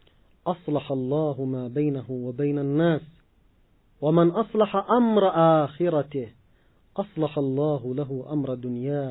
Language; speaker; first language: Arabic; native; Arabic